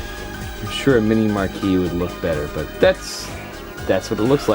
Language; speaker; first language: English; native; English